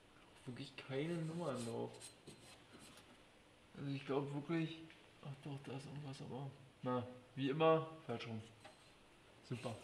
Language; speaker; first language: German; native; German